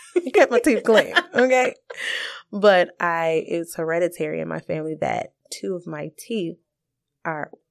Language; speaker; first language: English; native; English